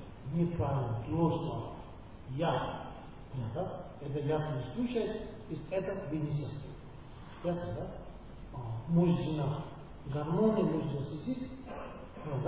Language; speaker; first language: Russian; non-native, learner; Tibetan